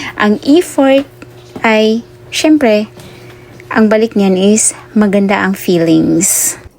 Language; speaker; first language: Filipino; non-native, local second language; Cebuano